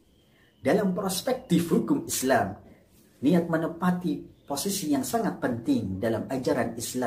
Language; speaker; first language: Indonesian; native; Indonesian